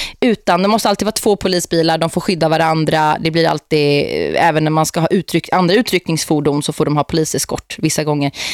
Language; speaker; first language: Swedish; native; Swedish